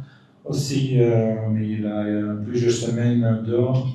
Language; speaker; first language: French; non-native, local second language; Dutch